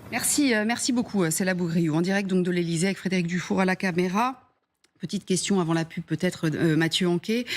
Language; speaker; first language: French; native; French